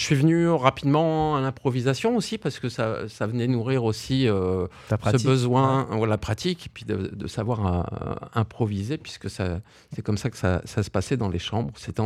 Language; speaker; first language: French; native; French